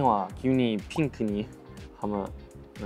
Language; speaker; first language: Japanese; non-native, fluent; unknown